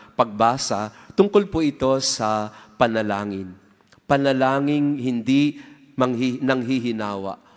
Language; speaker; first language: Filipino; non-native, local second language; Bikol